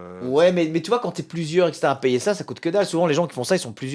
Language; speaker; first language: French; native; French